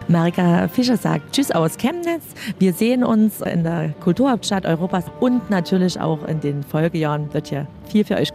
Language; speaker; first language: German; native; German